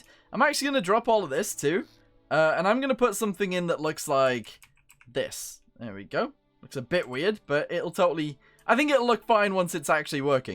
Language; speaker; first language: English; native; English